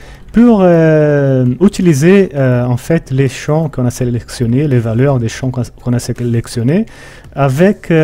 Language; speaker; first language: French; non-native, fluent; Portuguese